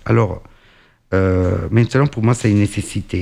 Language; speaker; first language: French; non-native, fluent; Italian